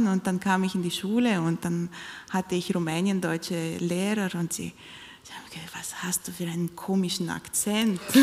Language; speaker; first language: German; non-native, fluent; Romanian